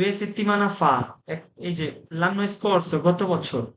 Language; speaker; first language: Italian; non-native, fluent; Bangla